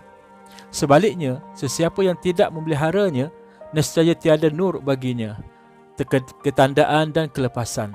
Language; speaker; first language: Malay; native; Malay